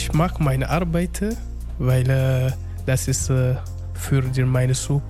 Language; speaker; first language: German; non-native, learner; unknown